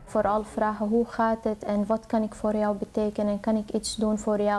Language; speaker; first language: Dutch; non-native, fluent; Arabic